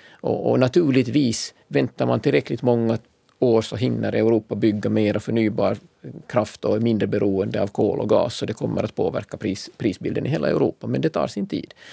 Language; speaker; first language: Swedish; native; Swedish